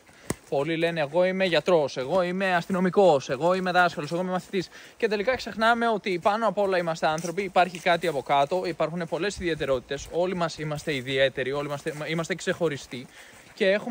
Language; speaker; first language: Greek; native; Greek